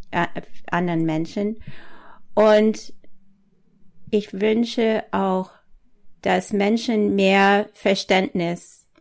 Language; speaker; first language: German; non-native, fluent; English